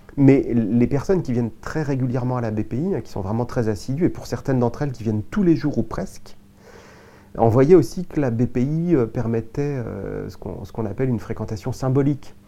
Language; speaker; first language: French; native; French